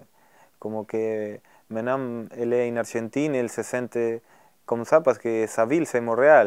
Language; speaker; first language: French; non-native, learner; Spanish